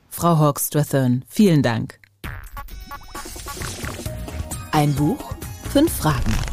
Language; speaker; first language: German; native; German